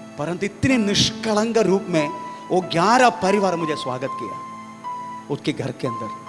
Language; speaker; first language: Hindi; non-native, local second language; Malayalam